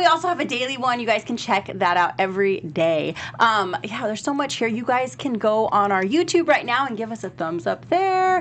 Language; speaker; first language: English; native; English